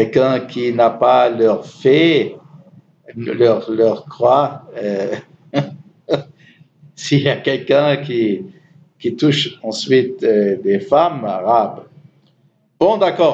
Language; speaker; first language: French; non-native, learner; German